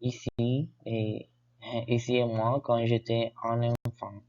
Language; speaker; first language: French; non-native, learner; Spanish